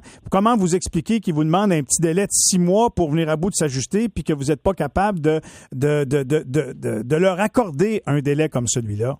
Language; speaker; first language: French; native; French